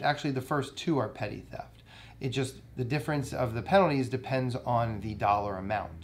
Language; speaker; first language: English; native; English